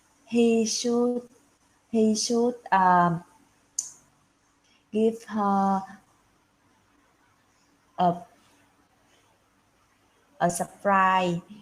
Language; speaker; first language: English; non-native, learner; Vietnamese